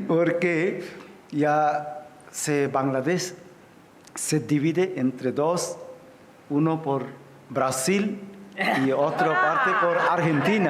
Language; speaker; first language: Spanish; non-native, fluent; Bangla